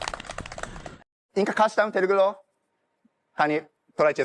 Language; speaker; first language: Telugu; non-native, learner; Japanese